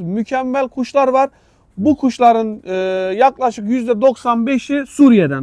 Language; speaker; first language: Turkish; non-native, learner; Arabic